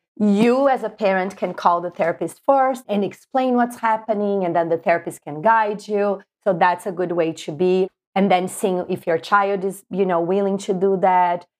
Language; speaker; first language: English; non-native, fluent; Spanish